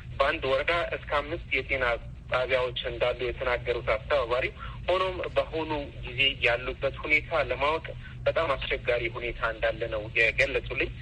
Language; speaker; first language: Amharic; non-native, local second language; Tigrinya